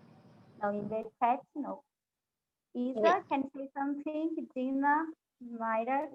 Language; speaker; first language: English; non-native, learner; Portuguese